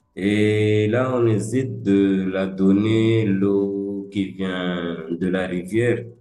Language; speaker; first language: French; early bilingual, other home language; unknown